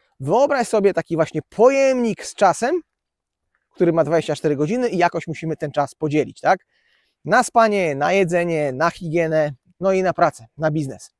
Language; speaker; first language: Polish; native; Polish